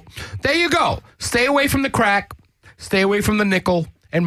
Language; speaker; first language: English; native; English